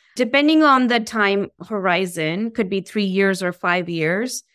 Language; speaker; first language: English; non-native, local second language; Hindi